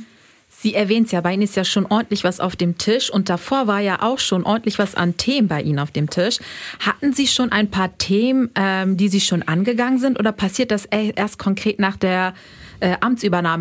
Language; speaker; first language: German; native; German